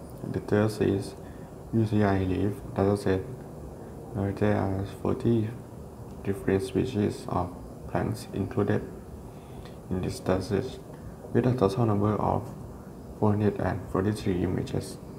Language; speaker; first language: English; non-native, fluent; Thai